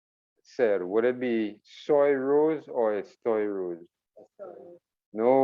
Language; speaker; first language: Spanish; non-native, fluent; English